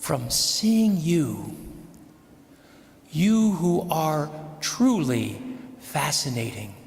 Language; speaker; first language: English; native; English